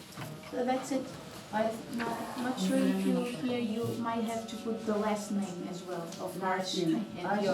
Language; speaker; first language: English; non-native, learner; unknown